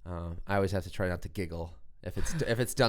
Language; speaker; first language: English; native; English